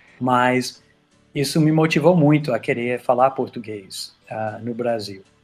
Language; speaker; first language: Portuguese; non-native, fluent; English